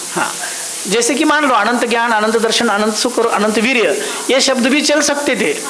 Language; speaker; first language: Hindi; non-native, local second language; Marathi